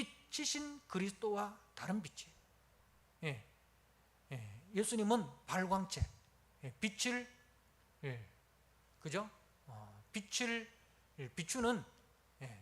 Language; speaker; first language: Korean; native; Korean